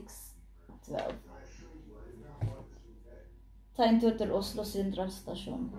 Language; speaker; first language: Norwegian; non-native, learner; Cebuano